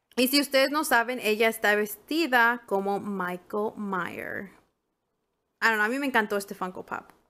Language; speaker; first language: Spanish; early bilingual, heritage; Spanish